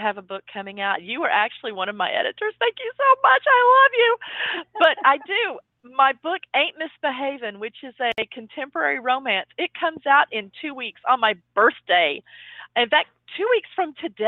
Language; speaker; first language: English; native; English